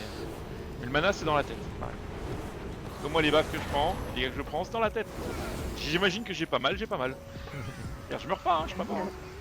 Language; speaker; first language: French; native; French